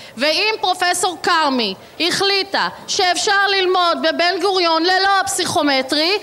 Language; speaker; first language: Hebrew; native; Hebrew